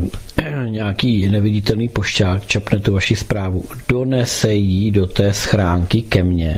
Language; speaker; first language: Czech; native; Czech